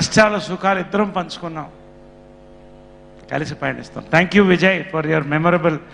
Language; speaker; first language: Telugu; native; Telugu